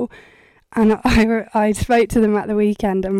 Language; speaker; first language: English; native; English